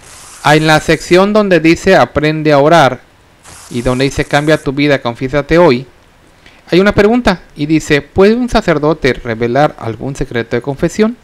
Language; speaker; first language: Spanish; native; Spanish